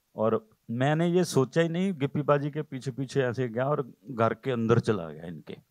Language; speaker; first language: Hindi; non-native, local second language; Punjabi